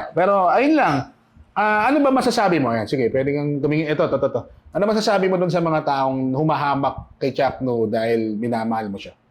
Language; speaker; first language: Filipino; native; Filipino